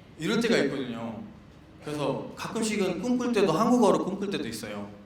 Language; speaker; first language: Korean; non-native, fluent; Nepali